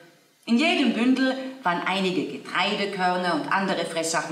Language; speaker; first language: German; native; German